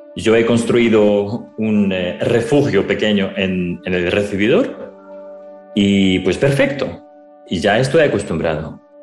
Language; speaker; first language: Spanish; non-native, fluent; Ukrainian